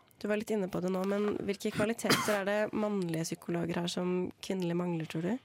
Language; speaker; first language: Norwegian; native; Norwegian